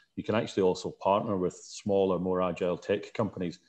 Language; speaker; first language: English; native; English